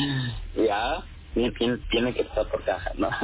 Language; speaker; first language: Spanish; native; Spanish